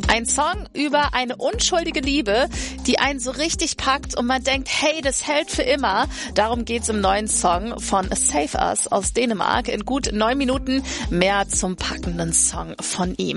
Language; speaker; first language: German; native; German